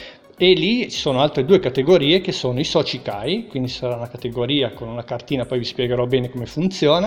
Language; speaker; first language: Italian; native; Italian